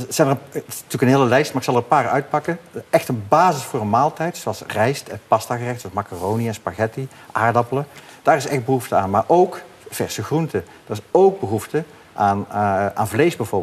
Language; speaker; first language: Dutch; native; Dutch